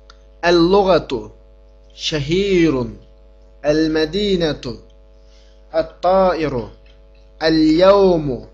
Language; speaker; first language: Arabic; non-native, fluent; Uyghur